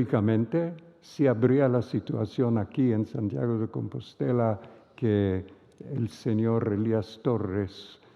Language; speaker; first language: Spanish; non-native, fluent; Hebrew